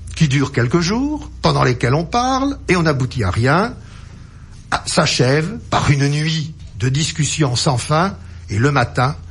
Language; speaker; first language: French; native; French